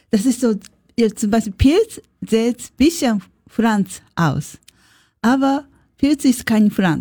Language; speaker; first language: German; non-native, learner; Japanese